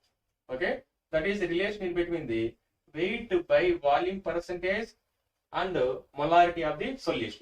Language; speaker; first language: English; non-native, local second language; Telugu